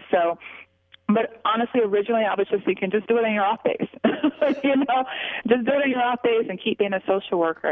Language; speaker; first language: English; native; English